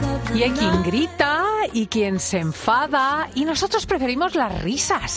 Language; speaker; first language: Spanish; native; Spanish